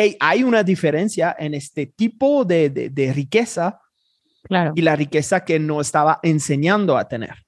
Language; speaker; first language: Spanish; non-native, fluent; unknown